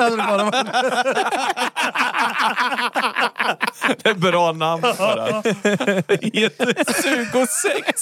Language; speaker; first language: Swedish; native; Swedish